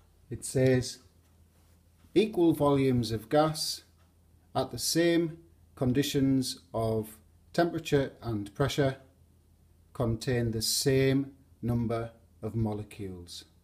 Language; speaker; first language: English; native; English